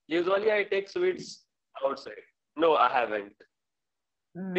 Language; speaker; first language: English; non-native, learner; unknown